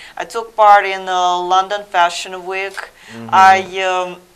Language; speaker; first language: English; non-native, fluent; Russian